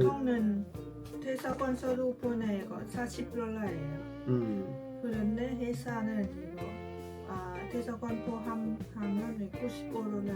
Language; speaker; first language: Korean; non-native, learner; Lao